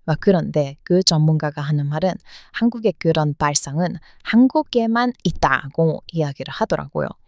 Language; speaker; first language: Korean; non-native, fluent; English